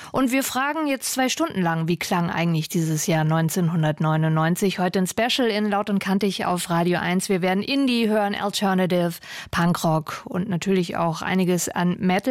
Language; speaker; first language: German; native; German